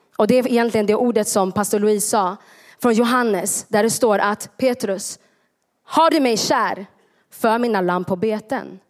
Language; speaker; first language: Swedish; early bilingual, other home language; Tigrinya